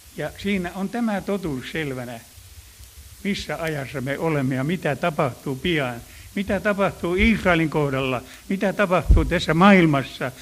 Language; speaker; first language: Finnish; native; Finnish